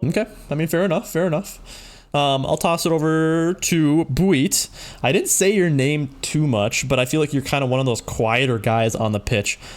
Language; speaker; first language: English; native; English